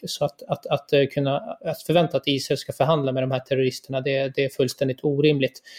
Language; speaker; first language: Swedish; native; Swedish